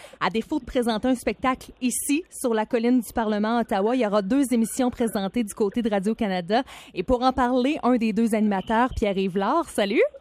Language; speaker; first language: French; native; French